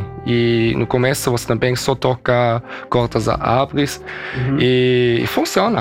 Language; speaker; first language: Portuguese; early bilingual, heritage; German